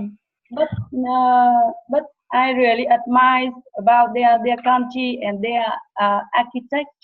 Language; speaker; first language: English; non-native, learner; Vietnamese